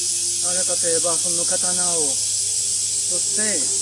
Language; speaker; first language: Japanese; non-native, fluent; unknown